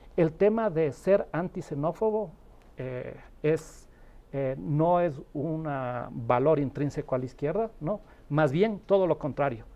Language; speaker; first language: Spanish; native; Spanish